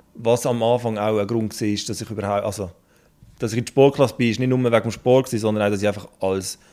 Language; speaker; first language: German; native; German